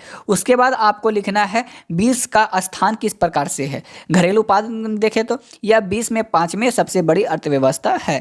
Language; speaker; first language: Hindi; native; Hindi